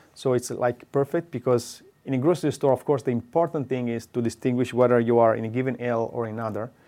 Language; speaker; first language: English; non-native, fluent; Italian